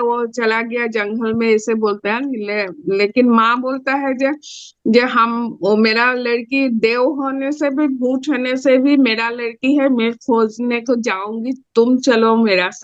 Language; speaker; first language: Hindi; non-native, local second language; Assamese